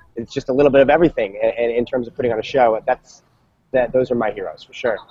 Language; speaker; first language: English; native; English